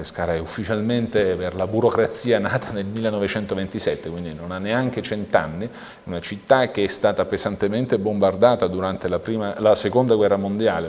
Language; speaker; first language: Italian; native; Italian